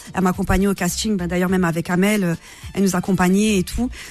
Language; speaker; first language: French; native; French